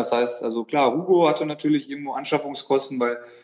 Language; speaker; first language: German; native; German